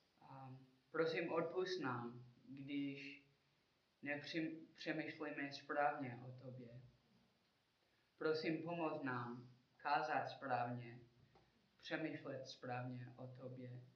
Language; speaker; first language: Czech; non-native, learner; English